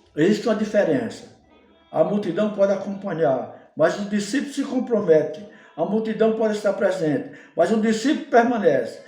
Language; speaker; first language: Portuguese; native; Portuguese